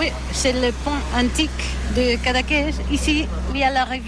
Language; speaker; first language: French; non-native, learner; Catalan